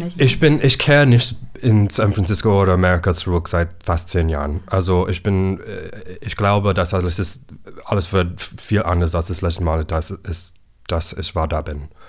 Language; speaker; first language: German; non-native, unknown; English